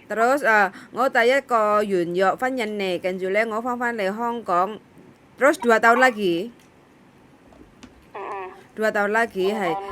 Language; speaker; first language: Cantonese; non-native, learner; Javanese